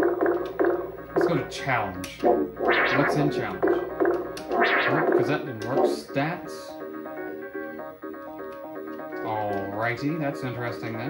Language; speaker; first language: English; native; English